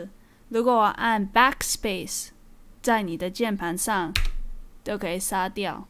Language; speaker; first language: Chinese; early bilingual, heritage; Chinese